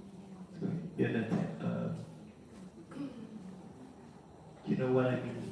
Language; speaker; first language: English; non-native, learner; Vietnamese